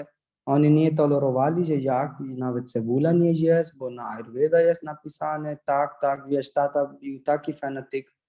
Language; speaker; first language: Polish; non-native, learner; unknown